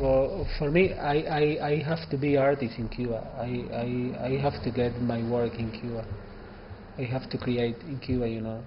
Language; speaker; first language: English; non-native, learner; Spanish